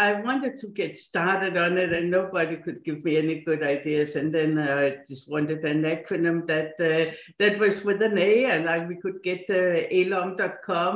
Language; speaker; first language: English; non-native, fluent; Danish